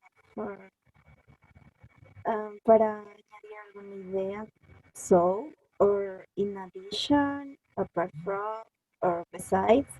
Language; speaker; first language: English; non-native, learner; Spanish